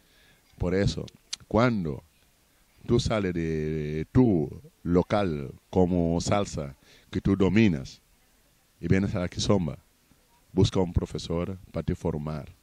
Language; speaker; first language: Spanish; non-native, fluent; Portuguese